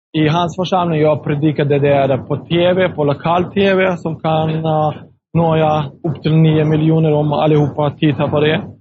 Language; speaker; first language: Swedish; non-native, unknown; Russian